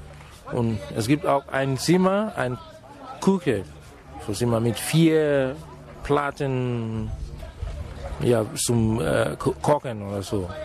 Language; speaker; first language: German; non-native, fluent; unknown